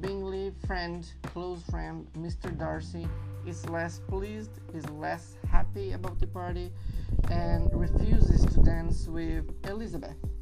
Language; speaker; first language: English; non-native, fluent; Portuguese